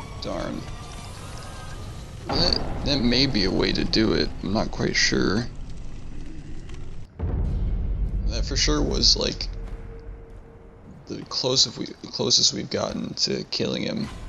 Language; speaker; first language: English; native; English